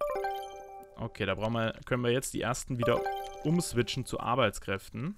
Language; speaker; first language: German; native; German